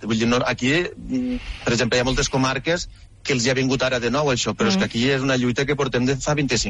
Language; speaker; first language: Catalan; native; Catalan